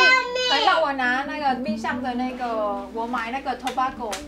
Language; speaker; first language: Chinese; non-native, fluent; Vietnamese